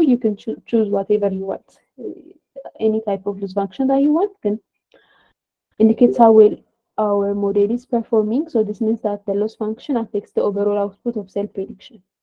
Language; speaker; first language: English; non-native, fluent; Amharic